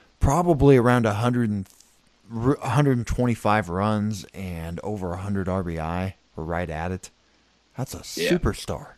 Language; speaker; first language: English; native; English